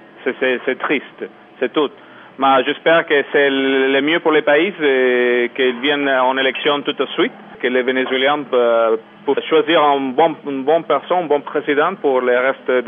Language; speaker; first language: French; non-native, learner; Spanish